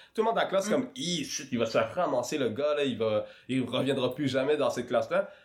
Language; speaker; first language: French; early bilingual, other home language; Swahili